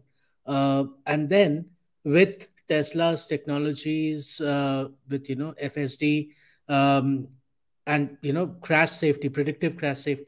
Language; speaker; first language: English; non-native, local second language; Hindi